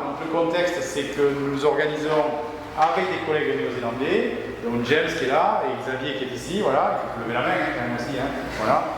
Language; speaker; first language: French; native; French